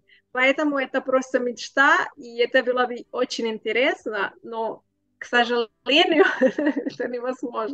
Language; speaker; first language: Russian; non-native, learner; Spanish